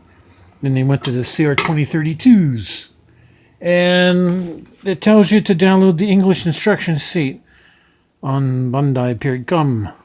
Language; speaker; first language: English; native; English